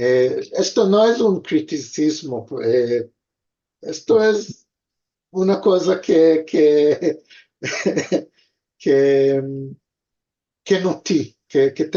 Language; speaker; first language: Spanish; early bilingual, heritage; Ladino